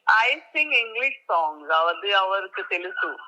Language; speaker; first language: Telugu; non-native, learner; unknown